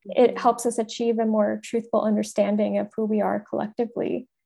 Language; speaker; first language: English; native; English